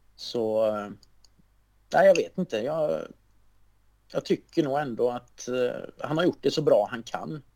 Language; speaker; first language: Swedish; native; Swedish